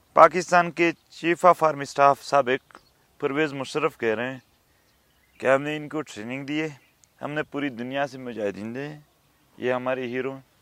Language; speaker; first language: Urdu; non-native, local second language; Pashto